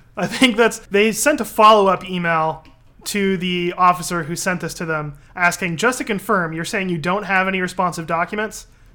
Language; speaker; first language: English; native; English